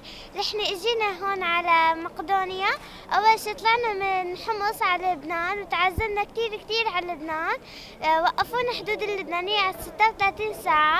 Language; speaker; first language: Arabic; native; Arabic